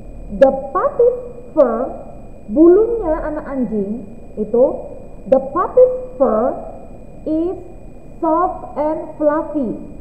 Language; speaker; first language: English; non-native, fluent; Indonesian